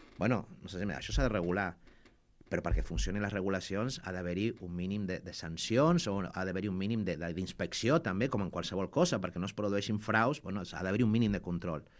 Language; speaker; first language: Catalan; non-native, fluent; Spanish